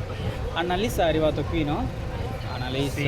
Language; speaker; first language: Italian; non-native, learner; Telugu